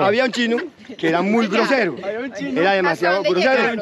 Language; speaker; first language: Spanish; native; Spanish